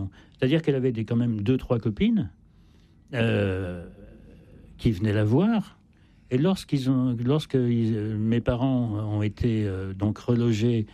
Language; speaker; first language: French; native; French